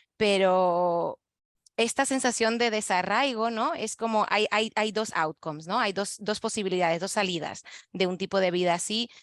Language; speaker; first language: Spanish; non-native, fluent; French